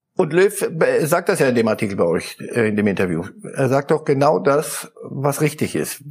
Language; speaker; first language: German; early bilingual, other home language; Polish